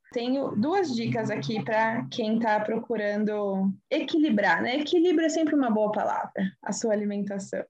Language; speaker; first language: Portuguese; native; Portuguese